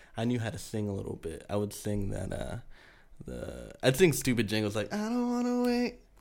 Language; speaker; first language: English; early bilingual, other home language; Spanish